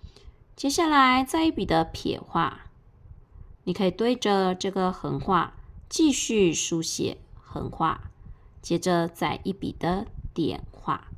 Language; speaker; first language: Chinese; native; Chinese